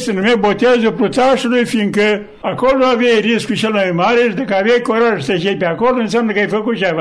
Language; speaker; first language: Romanian; native; Romanian